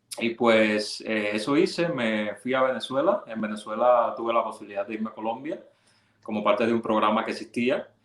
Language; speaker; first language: Spanish; native; Spanish